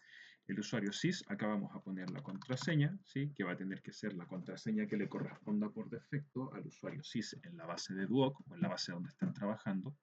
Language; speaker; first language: Spanish; native; Spanish